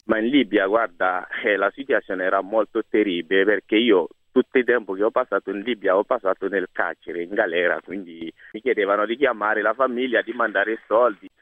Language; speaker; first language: Italian; non-native, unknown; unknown